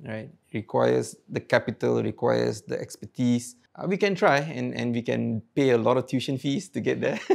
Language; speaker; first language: English; non-native, local second language; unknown